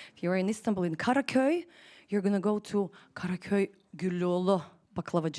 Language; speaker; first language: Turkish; non-native, fluent; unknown